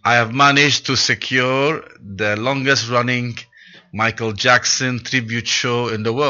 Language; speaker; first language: English; non-native, local second language; Arabic